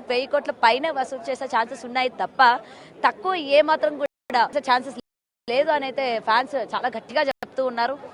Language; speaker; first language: Telugu; native; Telugu